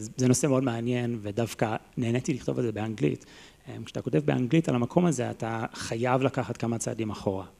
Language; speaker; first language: Hebrew; non-native, fluent; English